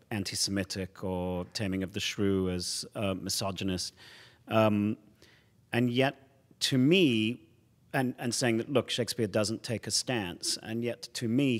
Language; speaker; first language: English; native; English